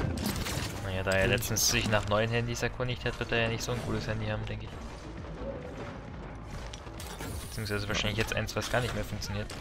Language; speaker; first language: German; native; German